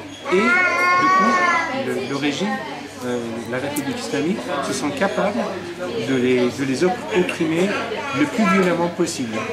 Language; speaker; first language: French; non-native, fluent; Persian